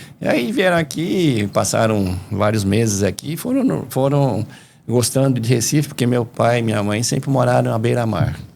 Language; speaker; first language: Portuguese; early bilingual, other home language; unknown